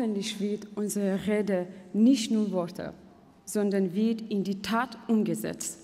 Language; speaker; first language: German; non-native, fluent; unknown